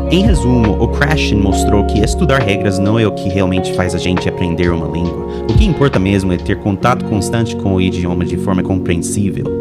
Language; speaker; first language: Portuguese; non-native, fluent; English